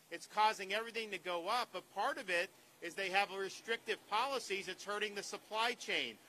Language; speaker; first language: English; native; English